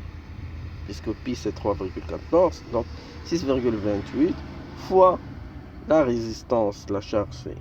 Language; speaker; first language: French; non-native, local second language; Arabic